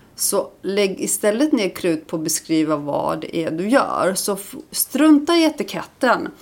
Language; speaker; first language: Swedish; early bilingual, other home language; Icelandic